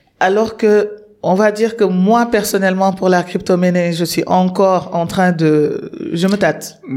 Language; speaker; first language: French; non-native, local second language; Wolof